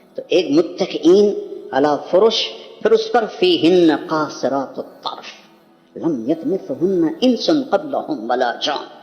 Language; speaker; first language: Urdu; non-native, local second language; Punjabi